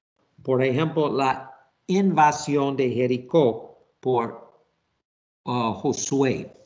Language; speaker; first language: Spanish; non-native, fluent; English